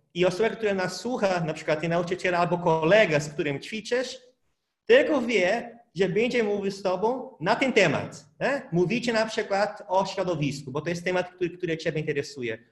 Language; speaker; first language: Polish; non-native, fluent; Portuguese